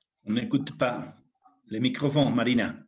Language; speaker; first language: French; non-native, fluent; Spanish